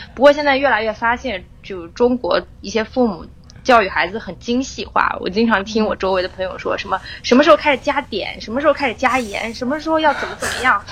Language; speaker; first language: Chinese; native; Chinese